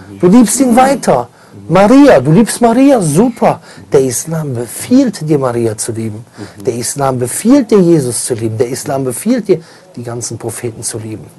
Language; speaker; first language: German; native; German